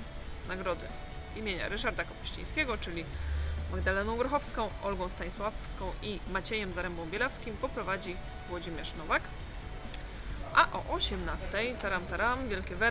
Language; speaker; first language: Polish; native; Polish